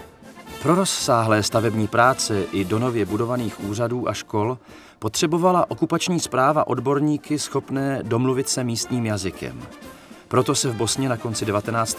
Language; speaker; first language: Czech; native; Czech